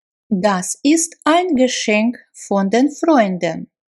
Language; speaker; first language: German; non-native, fluent; Russian